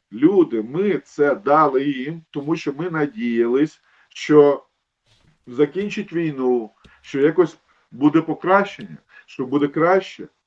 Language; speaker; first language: Ukrainian; non-native, local second language; Russian